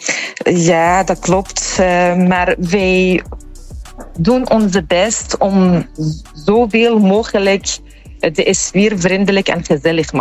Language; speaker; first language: Dutch; non-native, fluent; Persian